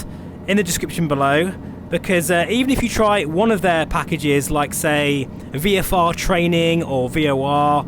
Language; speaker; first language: English; native; English